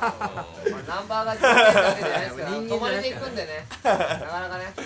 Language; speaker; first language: Japanese; native; Japanese